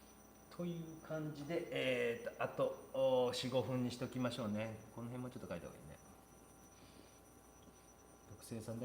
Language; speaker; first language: Japanese; native; Japanese